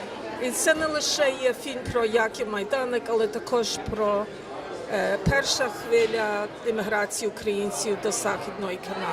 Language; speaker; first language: Ukrainian; early bilingual, heritage; Ukrainian